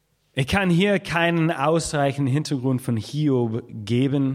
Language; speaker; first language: German; non-native, fluent; English